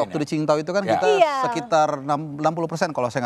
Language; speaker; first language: Indonesian; native; Indonesian